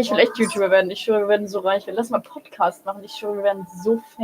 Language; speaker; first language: German; native; German